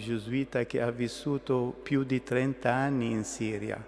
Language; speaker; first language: Italian; non-native, learner; Arabic